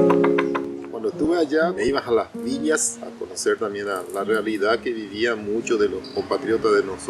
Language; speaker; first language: Spanish; native; Spanish